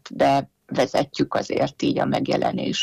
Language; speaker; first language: Hungarian; native; Hungarian